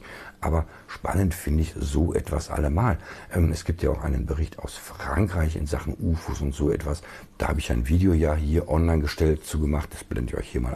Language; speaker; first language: German; native; German